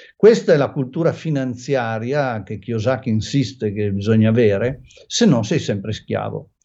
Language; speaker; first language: Italian; native; Italian